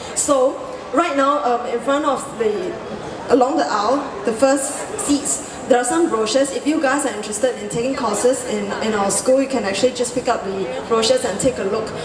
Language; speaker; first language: English; non-native, local second language; Chinese